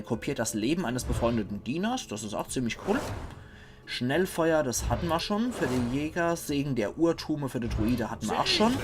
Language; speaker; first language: German; native; German